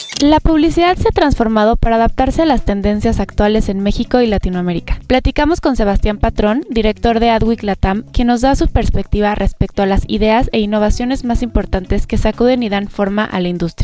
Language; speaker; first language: Spanish; native; Spanish